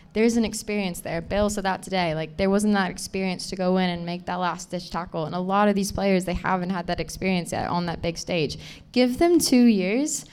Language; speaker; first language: English; native; English